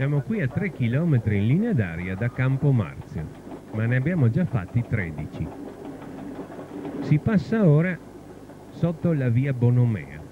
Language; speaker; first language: Italian; native; Italian